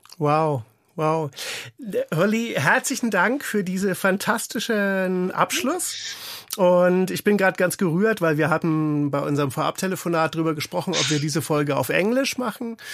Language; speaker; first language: German; native; German